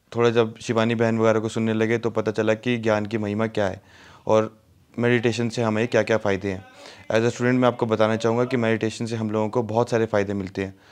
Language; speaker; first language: Hindi; native; Hindi